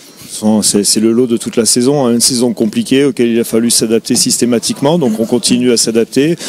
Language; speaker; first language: French; native; French